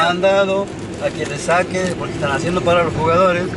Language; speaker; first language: Spanish; native; Spanish